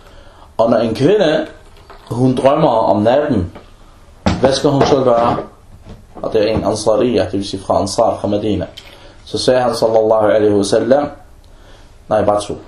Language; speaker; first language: Danish; non-native, fluent; Arabic